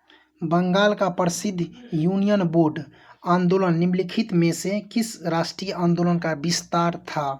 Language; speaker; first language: Hindi; native; Hindi